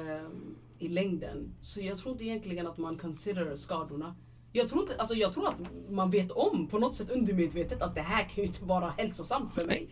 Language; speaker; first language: Swedish; early bilingual, other home language; Somali